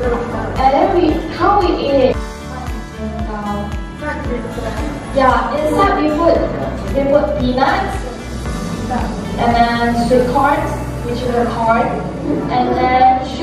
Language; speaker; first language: English; non-native, local second language; Hakka Chinese